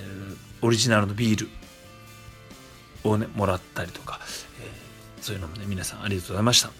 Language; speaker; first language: Japanese; native; Japanese